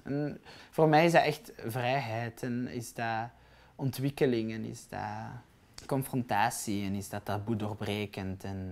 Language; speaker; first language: Dutch; native; Dutch